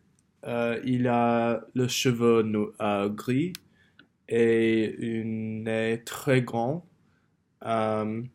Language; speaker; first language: French; non-native, learner; English